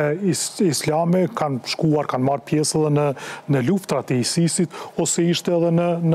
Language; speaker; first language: Albanian; native; Albanian